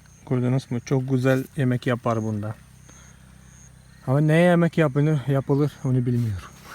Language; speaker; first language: Turkish; non-native, fluent; Malayalam